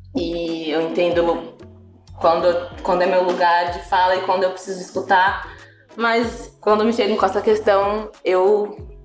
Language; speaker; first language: Portuguese; early bilingual, other home language; German